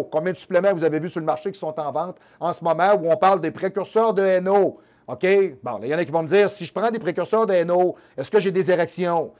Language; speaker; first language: French; native; French